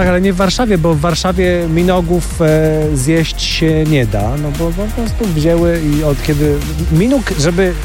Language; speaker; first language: Polish; native; Polish